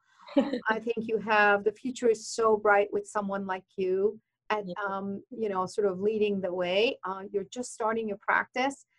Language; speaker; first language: English; non-native, fluent; Persian